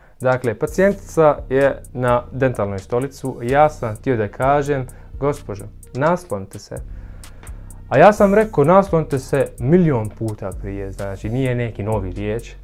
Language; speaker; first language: Bosnian; non-native, fluent; Arabic